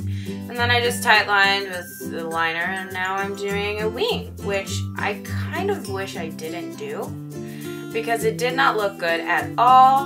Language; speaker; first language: English; native; English